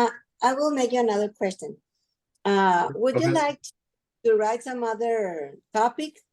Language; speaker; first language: English; non-native, learner; Spanish